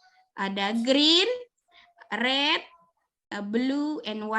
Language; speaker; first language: English; non-native, learner; Indonesian